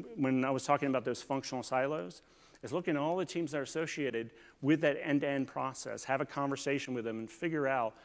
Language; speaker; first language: English; native; English